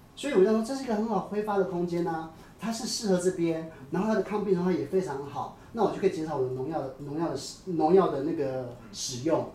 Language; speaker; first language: Chinese; native; Chinese